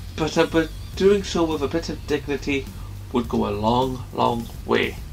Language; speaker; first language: English; native; English